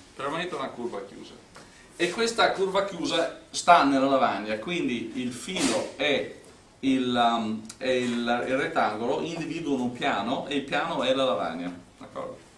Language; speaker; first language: Italian; non-native, fluent; English